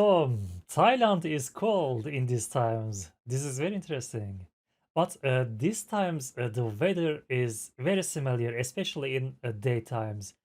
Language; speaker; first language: English; non-native, fluent; Turkish